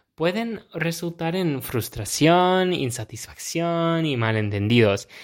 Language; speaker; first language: Spanish; non-native, fluent; English